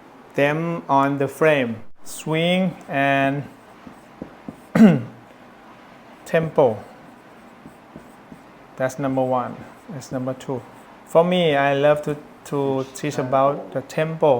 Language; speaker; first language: English; non-native, learner; Thai